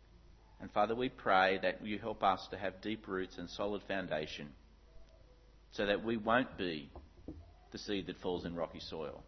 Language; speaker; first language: English; native; English